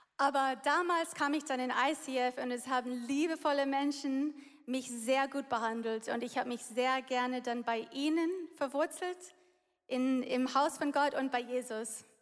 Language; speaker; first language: German; non-native, fluent; English